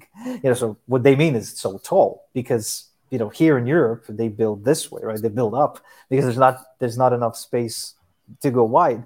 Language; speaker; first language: English; early bilingual, other home language; Ukrainian